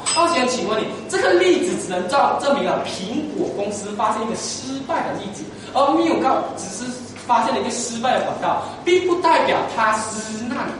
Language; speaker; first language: Chinese; native; Chinese